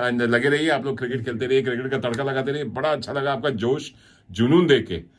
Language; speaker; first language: Hindi; native; Hindi